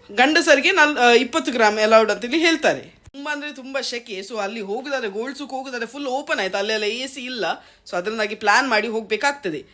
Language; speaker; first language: Kannada; native; Kannada